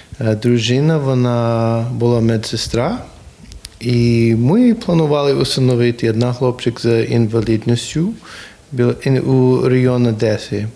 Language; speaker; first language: Ukrainian; non-native, learner; English